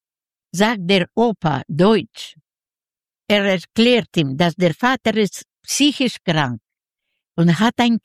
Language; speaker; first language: German; non-native, learner; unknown